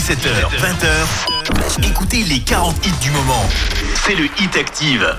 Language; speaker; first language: French; native; French